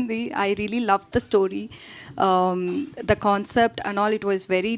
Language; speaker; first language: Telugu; non-native, learner; Tamil